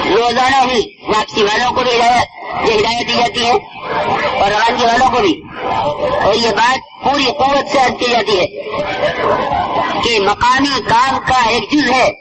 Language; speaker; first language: Urdu; native; Urdu